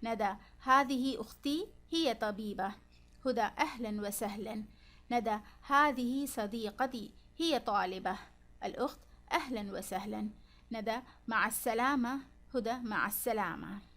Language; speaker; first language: Arabic; non-native, fluent; Urdu